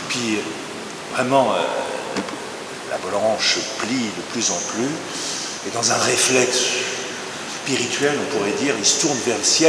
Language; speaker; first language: French; native; French